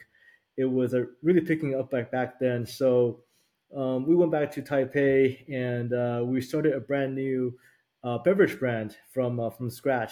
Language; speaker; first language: English; early bilingual, other home language; Chinese